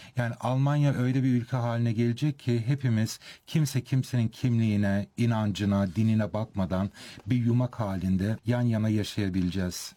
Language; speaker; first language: Turkish; early bilingual, heritage; Turkish